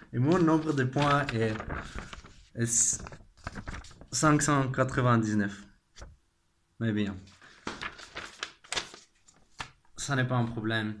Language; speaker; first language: French; non-native, fluent; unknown